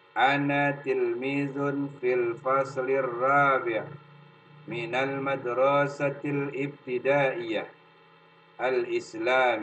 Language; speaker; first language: Arabic; non-native, fluent; Indonesian